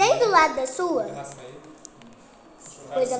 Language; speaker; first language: Portuguese; native; Portuguese